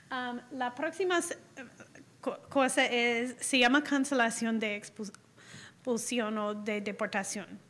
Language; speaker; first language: Spanish; non-native, fluent; English